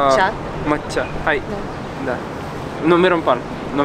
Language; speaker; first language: Russian; non-native, fluent; Spanish